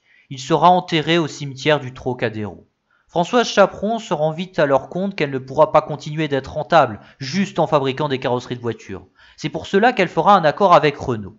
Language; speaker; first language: French; native; French